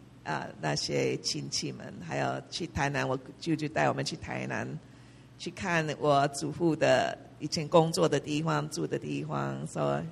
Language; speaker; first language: Chinese; early bilingual, heritage; English